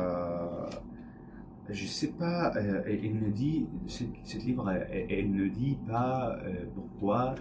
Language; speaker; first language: French; non-native, learner; English